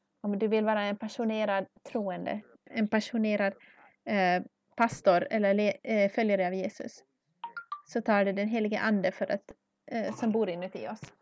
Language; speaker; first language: Swedish; non-native, learner; English